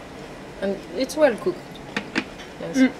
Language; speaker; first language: English; non-native, learner; French